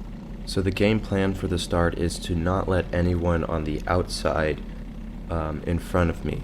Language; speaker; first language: English; native; English